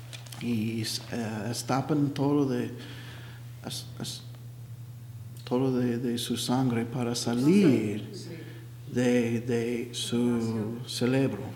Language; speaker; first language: Spanish; non-native, learner; English